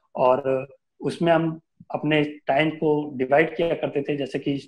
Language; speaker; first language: Hindi; native; Hindi